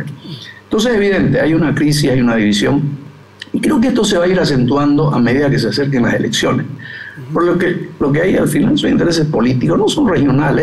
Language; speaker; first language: Spanish; native; Spanish